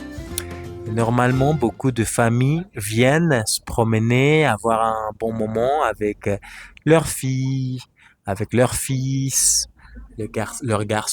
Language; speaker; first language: French; non-native, fluent; Spanish